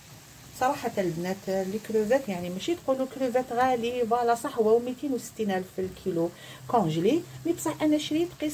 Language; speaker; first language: Arabic; native; Arabic